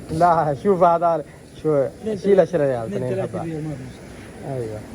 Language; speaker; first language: Arabic; non-native, learner; Urdu